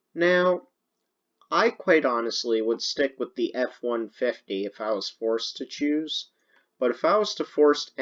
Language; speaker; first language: English; native; English